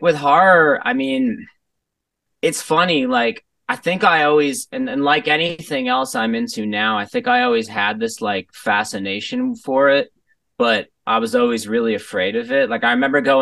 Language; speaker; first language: English; native; English